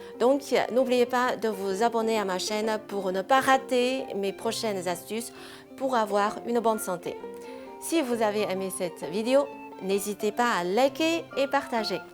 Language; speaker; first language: French; non-native, fluent; Chinese